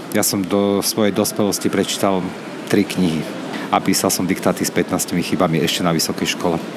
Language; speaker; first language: Slovak; native; Slovak